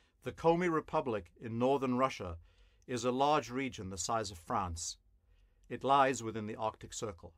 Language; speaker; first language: English; native; English